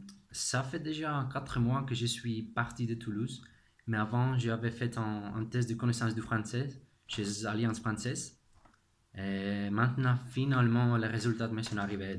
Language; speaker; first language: French; non-native, fluent; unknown